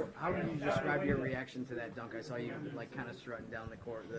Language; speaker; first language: English; native; English